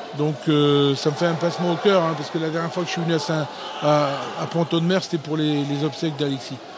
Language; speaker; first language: French; early bilingual, other home language; Italian